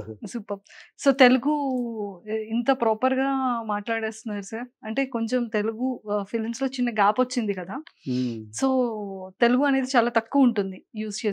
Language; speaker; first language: Telugu; native; Telugu